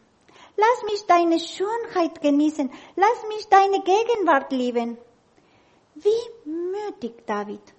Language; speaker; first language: German; non-native, learner; Spanish